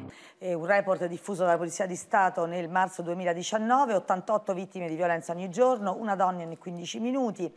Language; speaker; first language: Italian; native; Italian